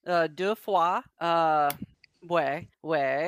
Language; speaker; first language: French; non-native, learner; English